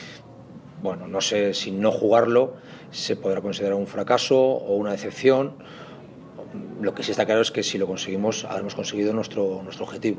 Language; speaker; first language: Spanish; native; Spanish